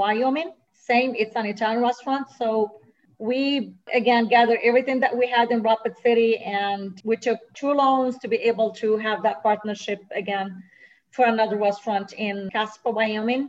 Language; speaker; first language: English; non-native, fluent; Arabic